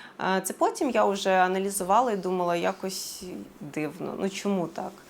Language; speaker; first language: Ukrainian; native; Ukrainian